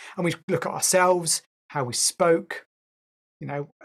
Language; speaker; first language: English; native; English